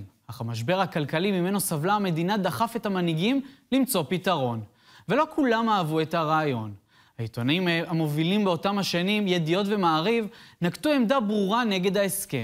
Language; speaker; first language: Hebrew; native; Hebrew